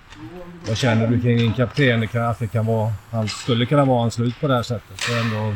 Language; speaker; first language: Swedish; native; Swedish